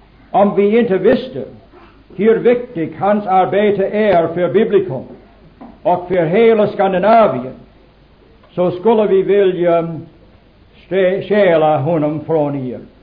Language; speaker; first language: Swedish; non-native, fluent; English